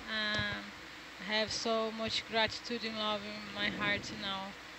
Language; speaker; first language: English; non-native, fluent; Portuguese